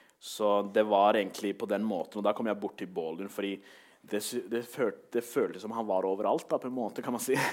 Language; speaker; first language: Norwegian; early bilingual, other home language; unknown